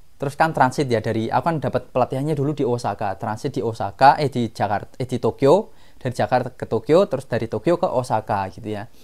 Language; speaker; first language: Indonesian; non-native, local second language; Javanese